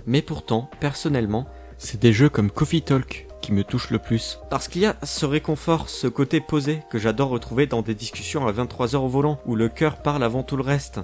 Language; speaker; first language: French; native; French